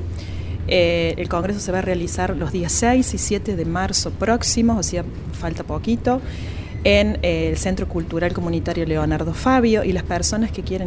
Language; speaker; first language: Spanish; native; Spanish